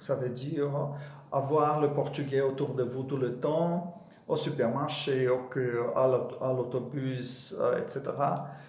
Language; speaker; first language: French; non-native, fluent; Portuguese